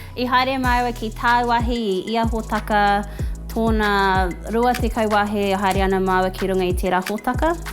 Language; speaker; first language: Māori; non-native, local second language; English